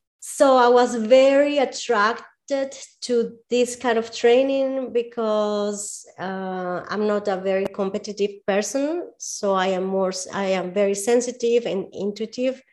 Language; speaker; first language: English; non-native, fluent; Spanish